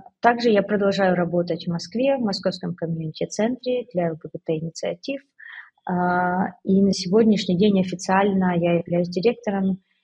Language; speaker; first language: Russian; native; Russian